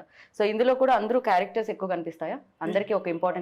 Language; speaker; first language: Telugu; native; Telugu